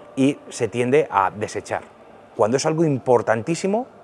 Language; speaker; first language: Spanish; native; Spanish